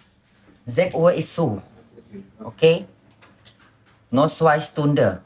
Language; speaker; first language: German; non-native, learner; Indonesian